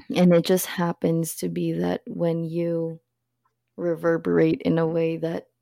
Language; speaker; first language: English; early bilingual, other home language; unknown